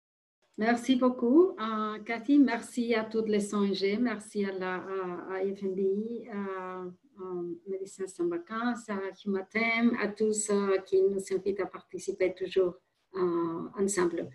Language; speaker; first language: French; non-native, fluent; Spanish